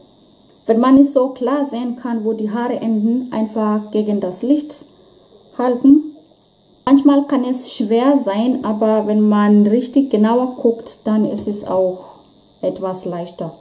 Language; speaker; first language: German; non-native, fluent; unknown